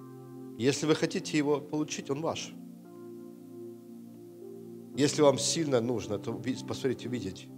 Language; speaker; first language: Russian; native; Russian